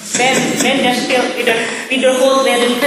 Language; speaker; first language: German; non-native, learner; Indonesian